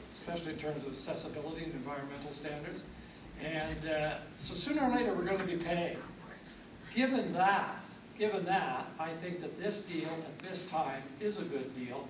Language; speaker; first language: English; native; English